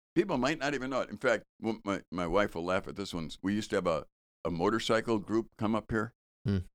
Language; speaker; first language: English; native; English